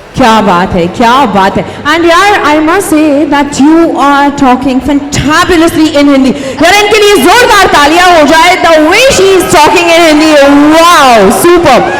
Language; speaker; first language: Hindi; native; Hindi